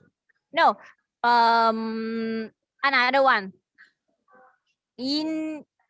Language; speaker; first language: English; non-native, fluent; Thai